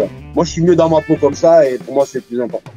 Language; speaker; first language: French; native; French